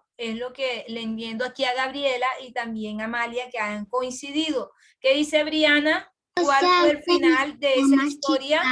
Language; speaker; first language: Spanish; native; Spanish